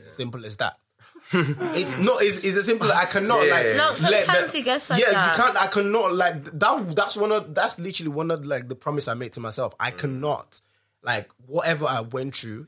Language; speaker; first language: English; non-native, local second language; Yoruba